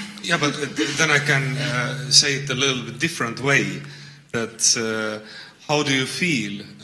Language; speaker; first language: English; non-native, learner; Estonian